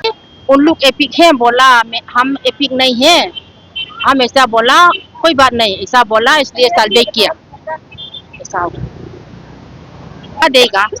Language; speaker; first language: Hindi; non-native, local second language; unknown